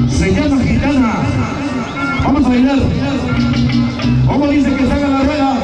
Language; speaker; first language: Spanish; native; Spanish